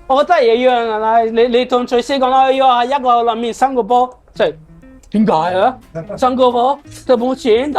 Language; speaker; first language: Cantonese; non-native, learner; Italian